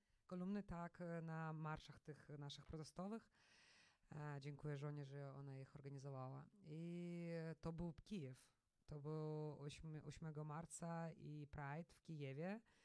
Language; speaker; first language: Polish; non-native, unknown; Russian